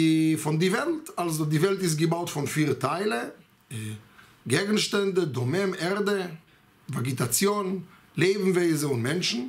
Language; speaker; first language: German; non-native, fluent; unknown